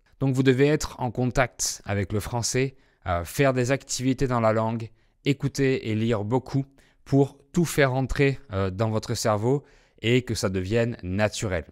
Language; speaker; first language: French; native; French